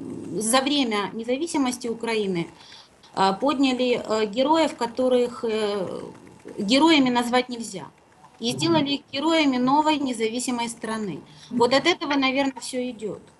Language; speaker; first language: Russian; native; Russian